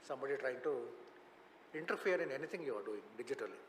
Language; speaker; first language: English; non-native, local second language; Kannada